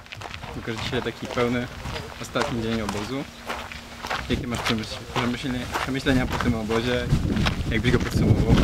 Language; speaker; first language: Polish; native; Polish